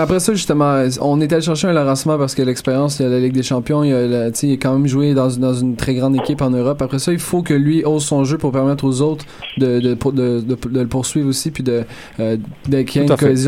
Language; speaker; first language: French; native; French